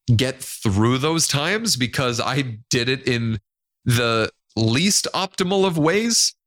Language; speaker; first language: English; non-native, fluent; Spanish